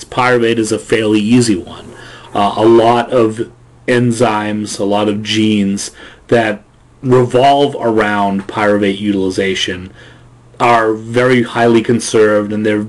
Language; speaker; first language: English; native; English